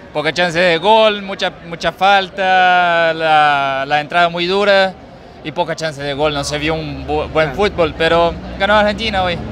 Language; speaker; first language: Spanish; non-native, fluent; Portuguese